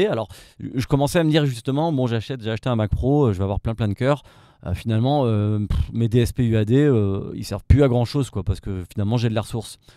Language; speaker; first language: French; native; French